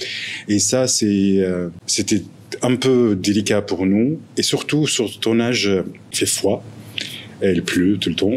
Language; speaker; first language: French; non-native, fluent; Arabic